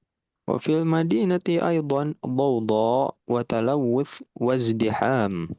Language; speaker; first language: Arabic; non-native, fluent; Indonesian